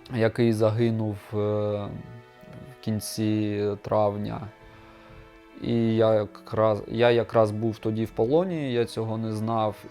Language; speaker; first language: Ukrainian; native; Ukrainian